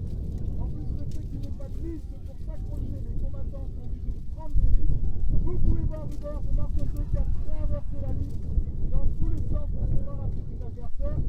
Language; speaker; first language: French; native; French